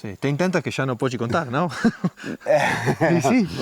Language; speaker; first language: Portuguese; non-native, learner; Spanish